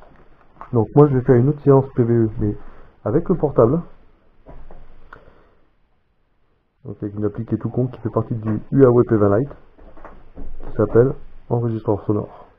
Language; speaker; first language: French; native; French